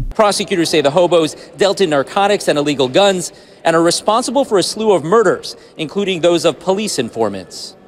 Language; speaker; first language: English; native; English